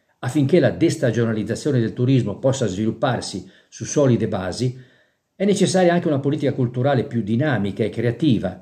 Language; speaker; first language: Italian; native; Italian